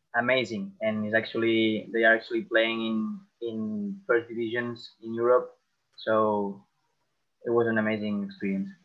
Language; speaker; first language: English; non-native, fluent; Catalan